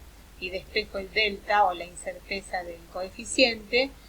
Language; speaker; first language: Spanish; native; Spanish